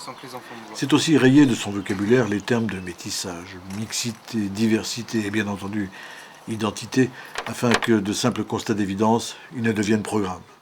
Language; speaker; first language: French; native; French